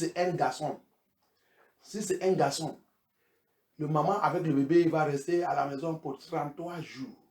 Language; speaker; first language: French; non-native, learner; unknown